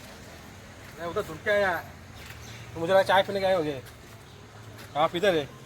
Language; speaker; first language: Hindi; non-native, local second language; Marathi